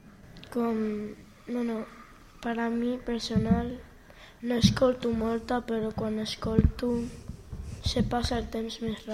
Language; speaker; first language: Catalan; non-native, local second language; Spanish